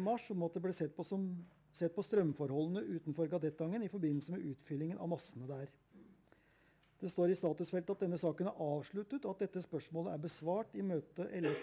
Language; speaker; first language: Norwegian; native; Norwegian